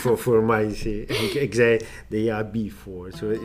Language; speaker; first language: Dutch; non-native, learner; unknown